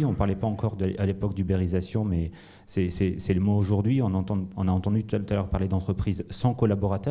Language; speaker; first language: French; native; French